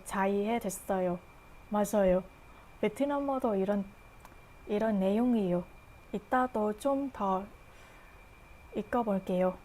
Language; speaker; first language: Korean; non-native, learner; Vietnamese